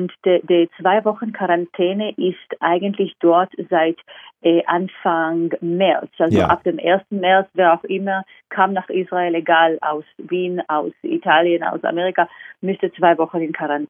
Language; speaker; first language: German; non-native, fluent; Hebrew